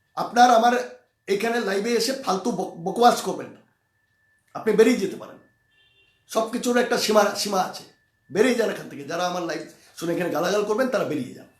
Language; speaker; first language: Bangla; native; Bangla